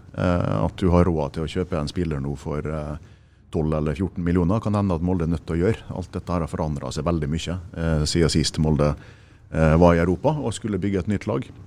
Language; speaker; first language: Norwegian; native; Norwegian